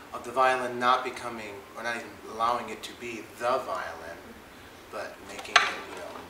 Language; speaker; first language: English; native; English